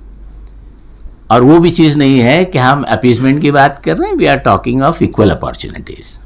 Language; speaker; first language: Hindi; native; Hindi